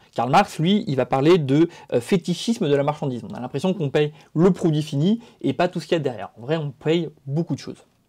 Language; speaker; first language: French; native; French